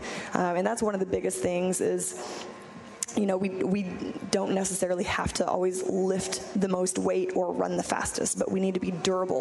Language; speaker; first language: English; native; English